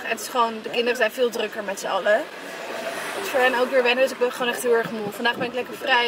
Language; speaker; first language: Dutch; native; Dutch